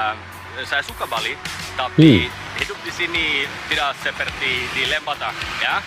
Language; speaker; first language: Indonesian; non-native, fluent; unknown